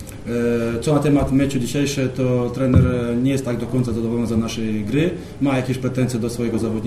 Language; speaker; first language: Polish; non-native, fluent; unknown